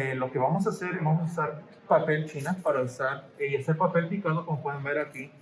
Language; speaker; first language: Spanish; early bilingual, heritage; Spanish